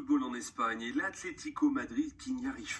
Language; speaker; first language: French; native; French